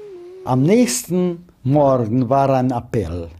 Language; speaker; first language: German; non-native, fluent; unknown